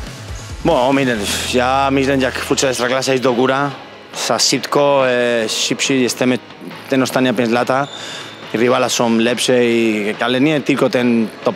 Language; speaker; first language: Polish; non-native, learner; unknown